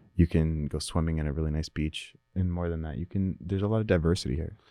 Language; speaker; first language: English; native; English